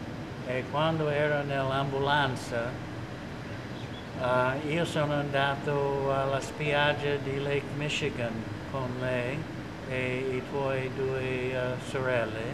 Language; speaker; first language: Italian; non-native, learner; English